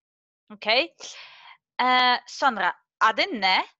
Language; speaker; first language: Turkish; non-native, learner; Serbian